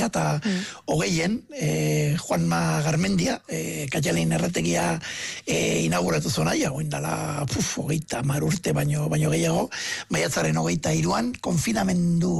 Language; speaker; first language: Basque; native; Basque